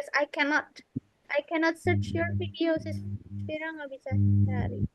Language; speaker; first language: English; non-native, fluent; Indonesian